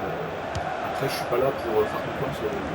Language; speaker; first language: French; native; French